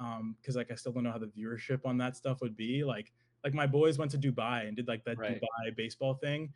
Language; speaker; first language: English; native; English